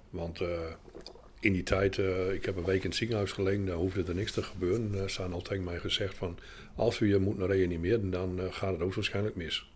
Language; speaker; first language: Dutch; native; Dutch